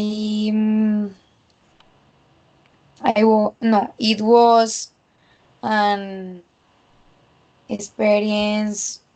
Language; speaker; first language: English; non-native, learner; Spanish